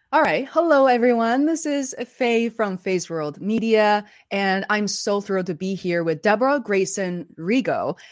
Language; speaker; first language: English; non-native, fluent; Chinese